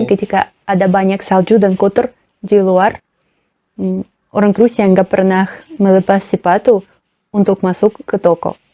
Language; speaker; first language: Indonesian; non-native, learner; Russian